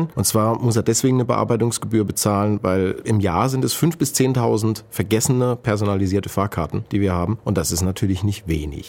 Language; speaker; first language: German; native; German